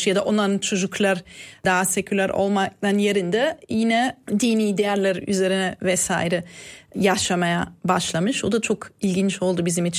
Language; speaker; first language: Turkish; non-native, fluent; German